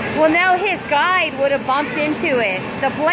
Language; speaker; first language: English; native; English